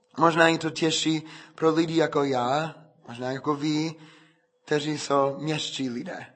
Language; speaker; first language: Czech; non-native, fluent; English